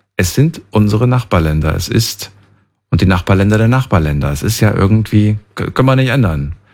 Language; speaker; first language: German; native; German